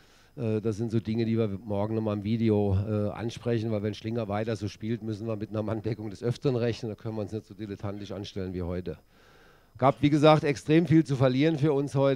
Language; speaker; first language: German; native; German